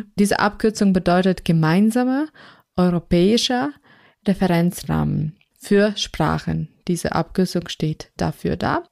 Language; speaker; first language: German; non-native, fluent; Ukrainian